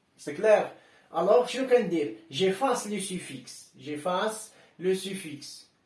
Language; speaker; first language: French; non-native, local second language; Arabic